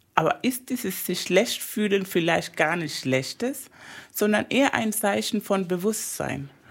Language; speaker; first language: German; native; German